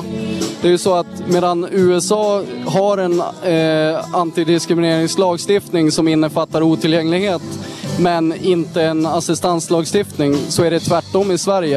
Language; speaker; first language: Swedish; native; Swedish